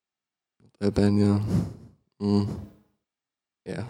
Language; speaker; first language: English; non-native, learner; German